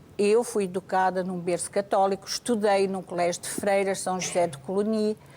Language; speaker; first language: Portuguese; native; Portuguese